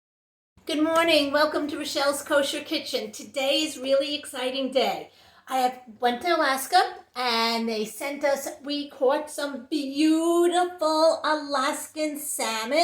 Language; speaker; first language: English; native; English